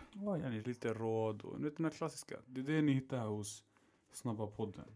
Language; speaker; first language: Swedish; early bilingual, other home language; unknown